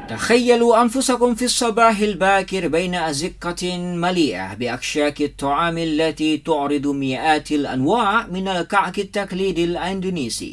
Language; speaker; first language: Arabic; non-native, fluent; Indonesian